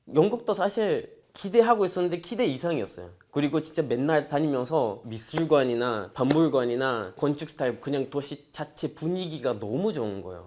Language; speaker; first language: Korean; non-native, fluent; Portuguese